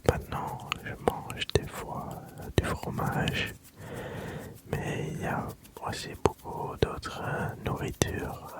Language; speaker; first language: French; early bilingual, other home language; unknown